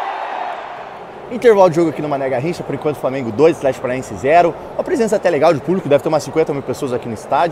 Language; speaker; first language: Portuguese; native; Portuguese